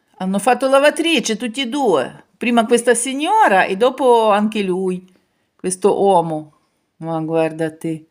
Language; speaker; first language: Italian; non-native, learner; Ukrainian